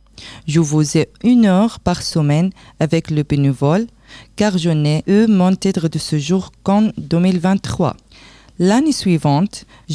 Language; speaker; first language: French; non-native, learner; Arabic